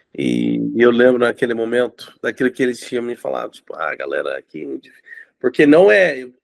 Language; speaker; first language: Portuguese; non-native, fluent; English